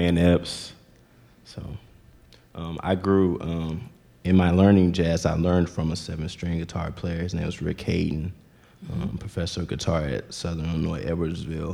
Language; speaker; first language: English; native; English